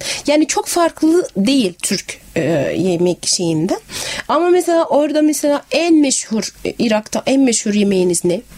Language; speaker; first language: Turkish; non-native, fluent; Arabic